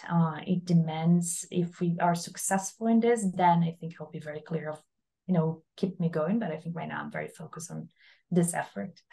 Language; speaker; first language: English; non-native, fluent; Portuguese